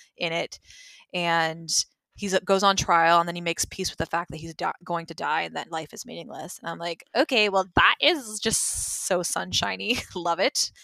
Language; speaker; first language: English; native; English